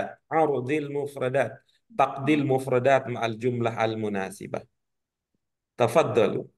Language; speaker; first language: Arabic; non-native, learner; Indonesian